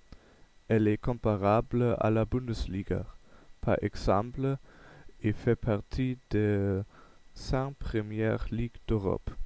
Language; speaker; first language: French; non-native, learner; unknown